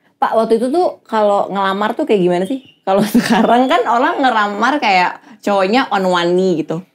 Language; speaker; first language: Indonesian; native; Indonesian